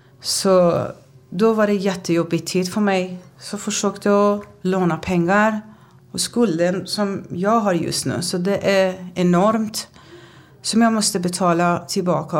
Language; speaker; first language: Swedish; non-native, fluent; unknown